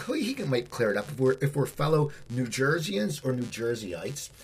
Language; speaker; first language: English; native; English